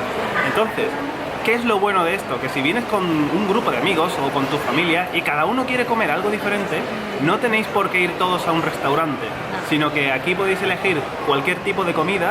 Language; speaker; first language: Spanish; native; Spanish